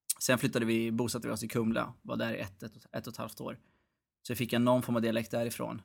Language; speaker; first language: Swedish; early bilingual, other home language; Arabic